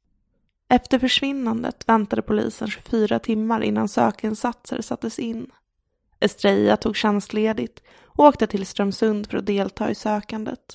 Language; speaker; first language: Swedish; native; Swedish